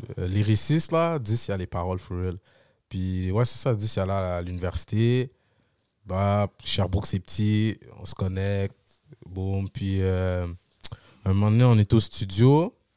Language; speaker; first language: French; early bilingual, other home language; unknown